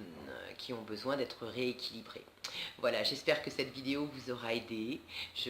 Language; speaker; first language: French; native; French